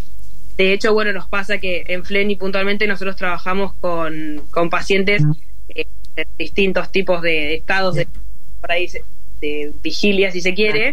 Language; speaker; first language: Spanish; native; Spanish